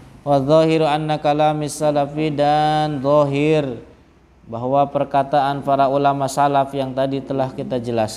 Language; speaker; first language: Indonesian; native; Indonesian